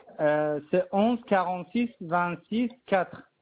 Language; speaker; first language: French; non-native, learner; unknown